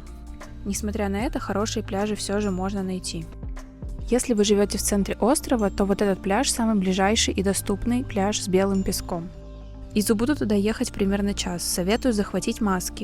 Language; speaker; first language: Russian; native; Russian